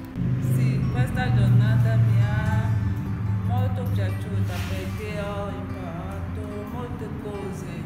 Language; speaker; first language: Italian; non-native, learner; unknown